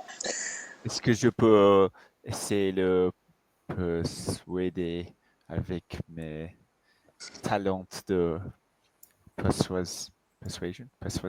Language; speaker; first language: French; non-native, fluent; English